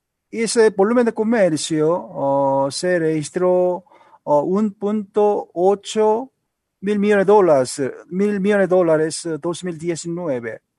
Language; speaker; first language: Spanish; non-native, learner; Korean